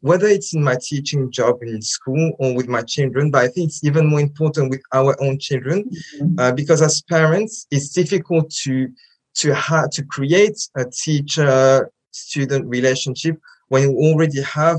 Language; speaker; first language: English; non-native, fluent; French